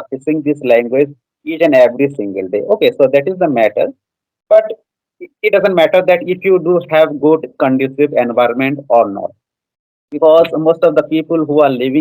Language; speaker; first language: English; non-native, fluent; Odia